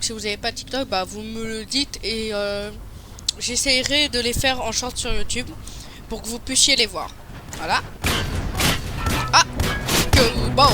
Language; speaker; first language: French; native; French